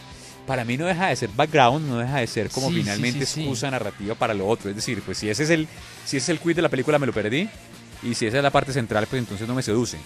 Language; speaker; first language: Spanish; native; Spanish